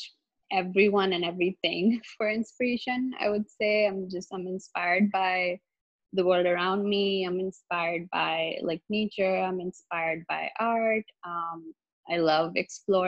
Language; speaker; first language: English; non-native, local second language; Hindi